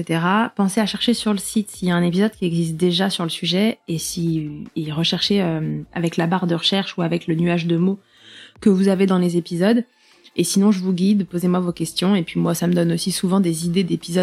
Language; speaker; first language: French; native; French